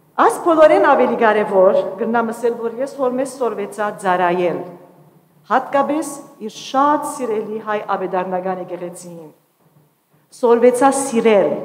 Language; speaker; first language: Armenian; early bilingual, heritage; Armenian